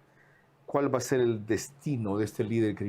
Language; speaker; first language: Spanish; native; Spanish